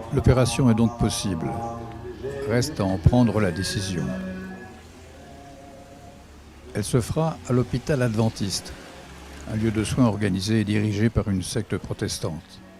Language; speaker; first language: French; native; French